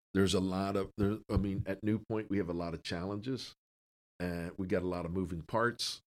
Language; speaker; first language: English; native; English